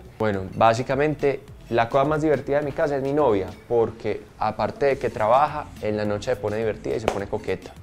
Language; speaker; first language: Spanish; native; Spanish